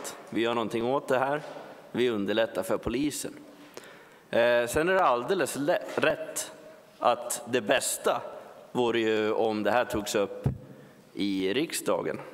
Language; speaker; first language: Swedish; native; Swedish